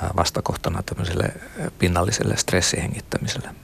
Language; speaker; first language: Finnish; native; Finnish